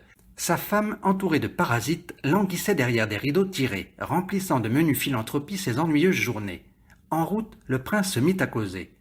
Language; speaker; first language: French; native; French